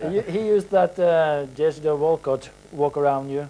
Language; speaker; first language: English; non-native, fluent; Norwegian